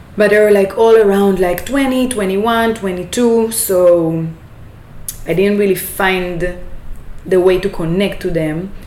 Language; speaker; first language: English; non-native, fluent; Hebrew